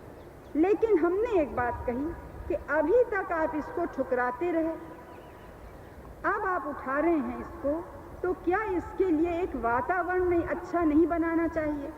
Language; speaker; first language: Hindi; native; Hindi